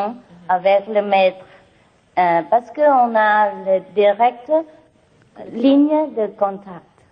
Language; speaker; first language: French; non-native, learner; Vietnamese